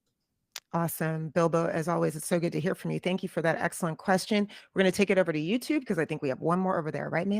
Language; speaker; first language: English; native; English